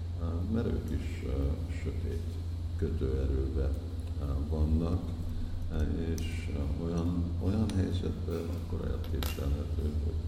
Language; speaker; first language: Hungarian; early bilingual, heritage; Hungarian